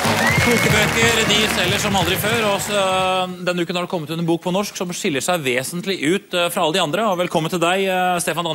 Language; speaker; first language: Norwegian; native; Norwegian